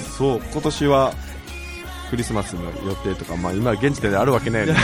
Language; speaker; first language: Japanese; native; Japanese